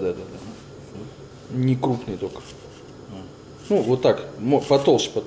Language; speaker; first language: Russian; native; Russian